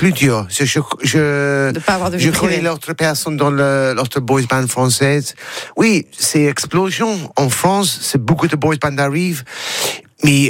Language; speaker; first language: French; non-native, learner; English